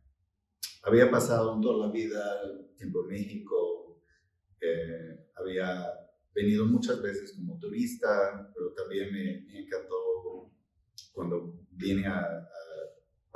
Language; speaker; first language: Spanish; non-native, fluent; English